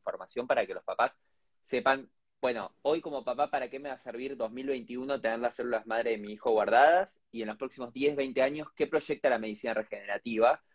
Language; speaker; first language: Spanish; native; Spanish